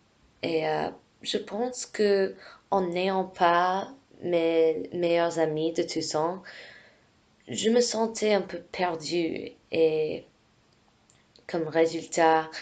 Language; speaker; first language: French; non-native, fluent; English